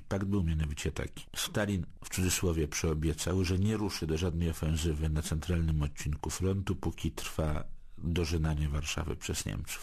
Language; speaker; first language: Polish; native; Polish